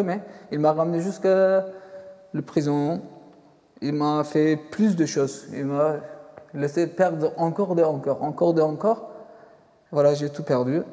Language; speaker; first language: French; non-native, fluent; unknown